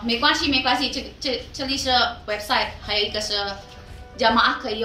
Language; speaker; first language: Chinese; non-native, learner; Indonesian